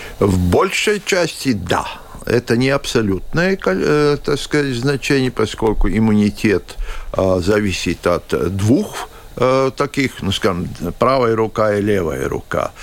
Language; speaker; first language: Russian; non-native, local second language; Latvian